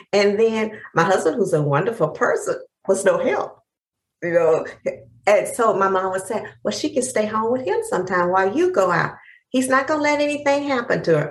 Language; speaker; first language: English; native; English